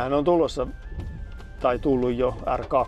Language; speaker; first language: Finnish; native; Finnish